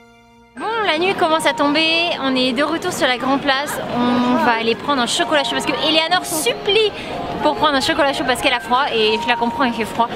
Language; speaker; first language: French; native; French